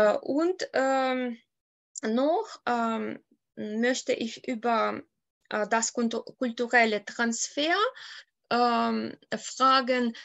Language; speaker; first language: German; non-native, fluent; Ukrainian